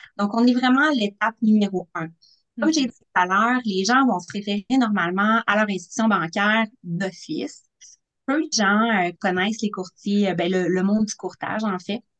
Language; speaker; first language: French; native; French